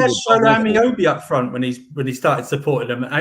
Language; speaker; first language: English; native; English